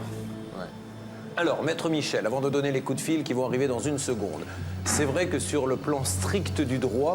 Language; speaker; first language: French; native; French